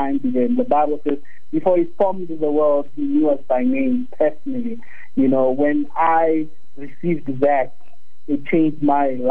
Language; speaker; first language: English; non-native, local second language; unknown